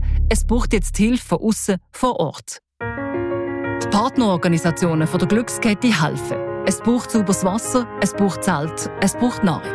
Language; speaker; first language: German; native; German